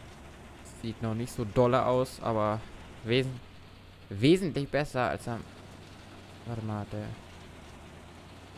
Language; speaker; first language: German; native; German